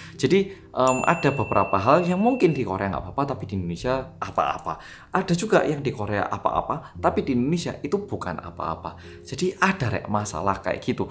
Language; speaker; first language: Indonesian; non-native, fluent; Korean